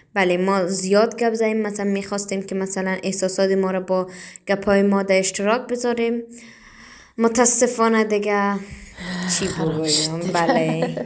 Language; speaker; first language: Persian; early bilingual, heritage; Persian